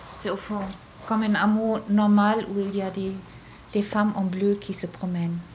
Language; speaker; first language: French; non-native, fluent; German